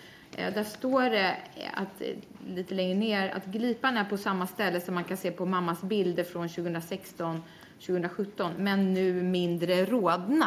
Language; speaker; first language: Swedish; native; Swedish